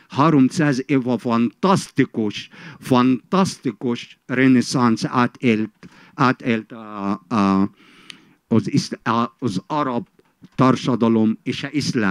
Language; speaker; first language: Hungarian; non-native, fluent; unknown